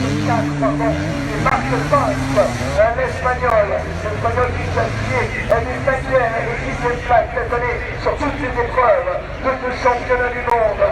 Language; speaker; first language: French; native; French